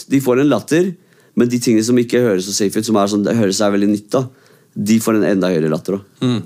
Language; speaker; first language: Norwegian; early bilingual, other home language; Kurdish